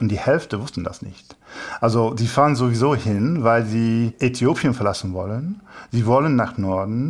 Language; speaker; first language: German; non-native, fluent; English